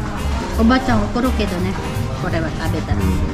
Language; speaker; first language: Japanese; non-native, learner; Filipino